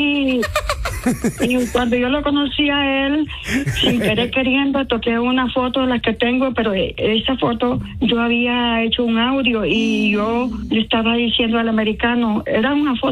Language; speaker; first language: Spanish; native; Spanish